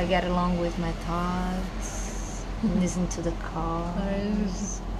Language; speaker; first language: English; non-native, fluent; Portuguese